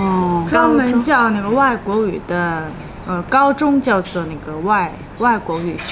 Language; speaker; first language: Chinese; non-native, fluent; Korean